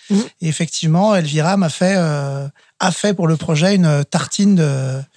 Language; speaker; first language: French; native; French